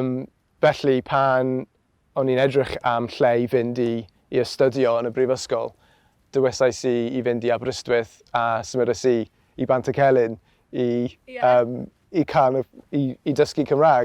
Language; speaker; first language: Welsh; non-native, local second language; English